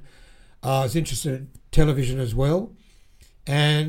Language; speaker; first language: English; native; English